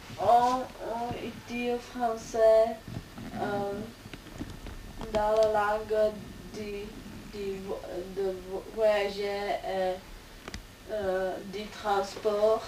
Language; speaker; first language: French; non-native, learner; Czech